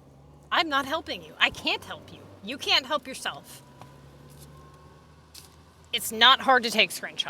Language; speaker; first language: English; native; English